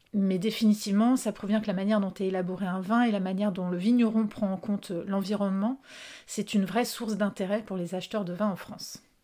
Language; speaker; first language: French; native; French